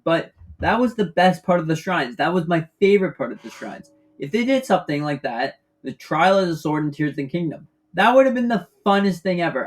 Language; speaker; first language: English; native; English